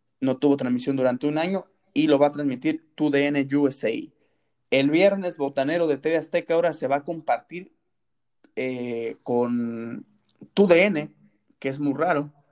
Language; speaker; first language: Spanish; native; Spanish